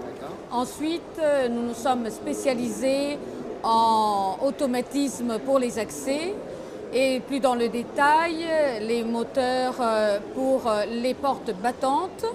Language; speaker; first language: French; non-native, fluent; Italian